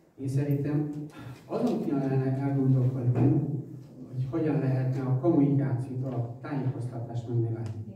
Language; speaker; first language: Hungarian; non-native, fluent; Polish